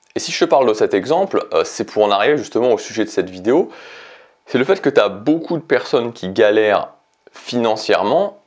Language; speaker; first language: French; native; French